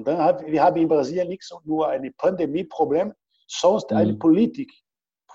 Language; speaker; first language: German; non-native, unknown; Portuguese